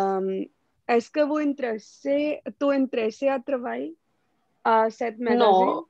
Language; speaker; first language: French; non-native, learner; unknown